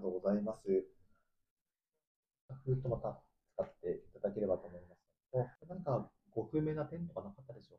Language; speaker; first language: Japanese; native; Japanese